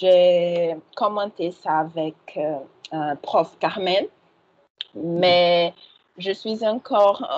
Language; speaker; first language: French; non-native, fluent; Portuguese